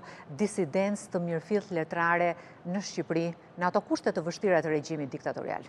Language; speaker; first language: Albanian; native; Albanian